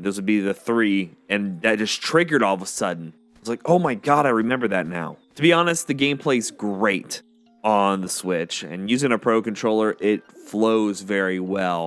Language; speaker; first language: English; native; English